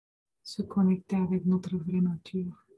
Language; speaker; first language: French; non-native, fluent; Romanian